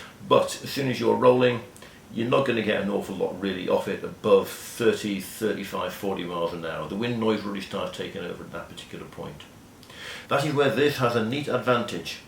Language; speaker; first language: English; native; English